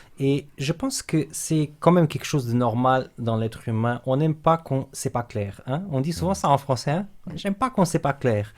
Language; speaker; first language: French; non-native, fluent; Portuguese